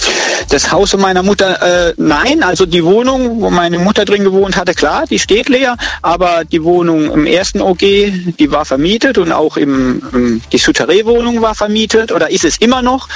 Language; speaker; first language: German; native; German